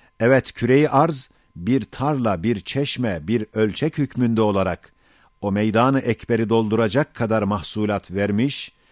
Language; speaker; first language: Turkish; native; Turkish